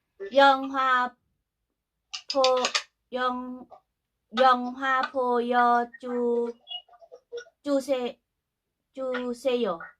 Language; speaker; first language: Korean; non-native, learner; Thai